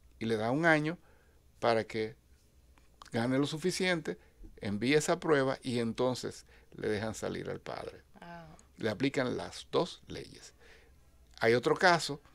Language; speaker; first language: Spanish; native; Spanish